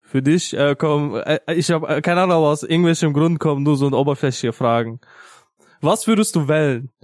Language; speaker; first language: German; early bilingual, other home language; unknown